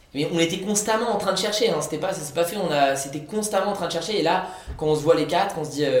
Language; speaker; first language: French; native; French